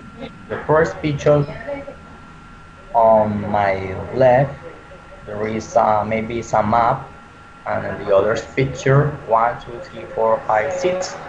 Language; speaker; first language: English; non-native, learner; Spanish